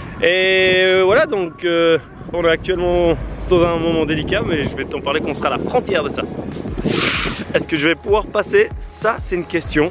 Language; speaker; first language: French; native; French